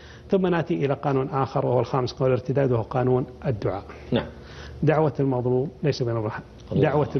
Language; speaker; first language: Arabic; native; Arabic